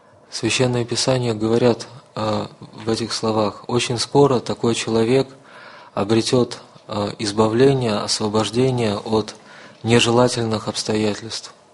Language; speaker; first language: Russian; native; Russian